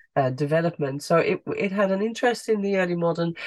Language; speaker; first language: English; non-native, fluent; Dutch